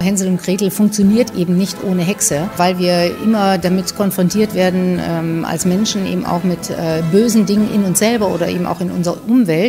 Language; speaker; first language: German; native; German